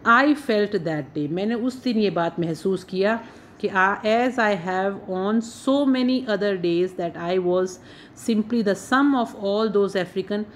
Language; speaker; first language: Hindi; native; Hindi